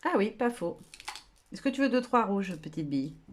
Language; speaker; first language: French; native; French